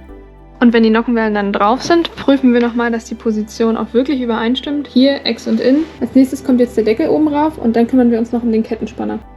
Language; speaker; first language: German; native; German